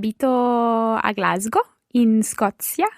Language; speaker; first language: Italian; non-native, learner; English